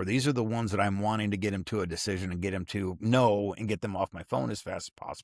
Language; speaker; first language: English; native; English